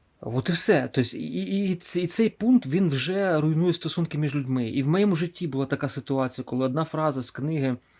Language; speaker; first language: Ukrainian; non-native, local second language; Russian